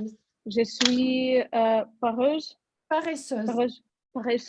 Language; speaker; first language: French; non-native, learner; Russian